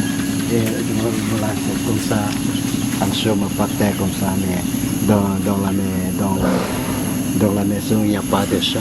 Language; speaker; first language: French; non-native, fluent; Lao